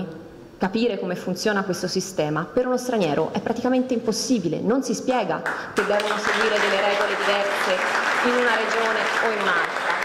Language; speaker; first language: Italian; native; Italian